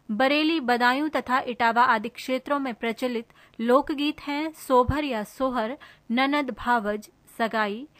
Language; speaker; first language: Hindi; native; Hindi